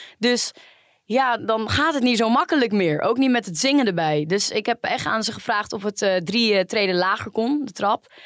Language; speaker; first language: Dutch; early bilingual, other home language; Greek